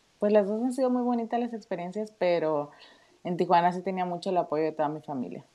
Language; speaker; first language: Spanish; native; Spanish